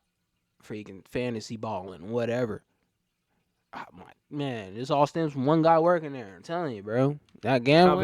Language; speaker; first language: English; native; English